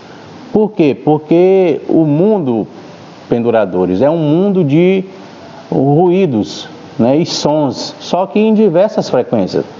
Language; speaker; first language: Portuguese; native; Portuguese